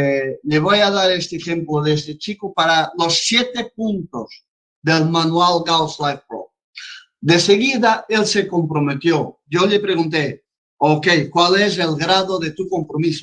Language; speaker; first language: Spanish; non-native, fluent; Portuguese